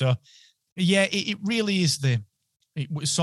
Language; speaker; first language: English; native; English